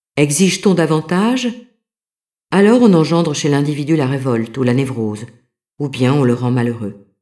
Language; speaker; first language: French; native; French